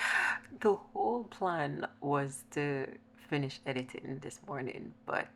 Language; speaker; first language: English; native; English